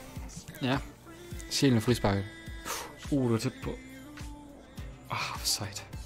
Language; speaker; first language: Danish; native; Danish